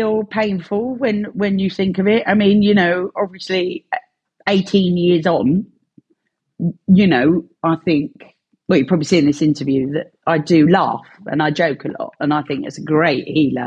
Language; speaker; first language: English; native; English